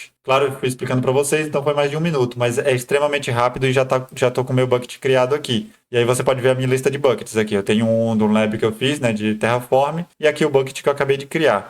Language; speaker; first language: Portuguese; native; Portuguese